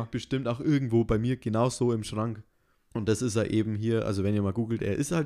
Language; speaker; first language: German; native; German